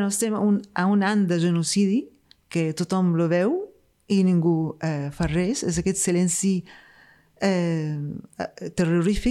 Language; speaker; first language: Catalan; non-native, fluent; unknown